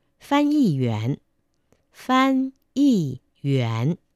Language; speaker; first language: Chinese; non-native, fluent; Vietnamese